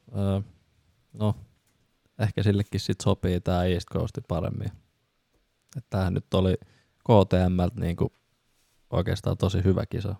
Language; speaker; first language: Finnish; native; Finnish